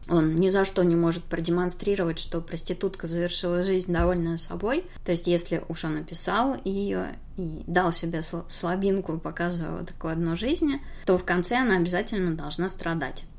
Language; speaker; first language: Russian; native; Russian